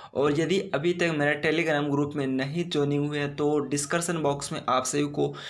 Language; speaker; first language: Hindi; native; Hindi